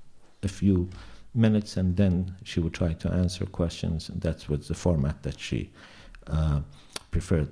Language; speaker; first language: English; non-native, fluent; Persian